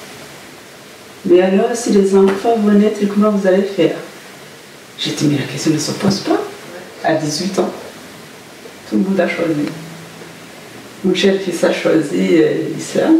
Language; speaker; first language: French; non-native, local second language; Kinyarwanda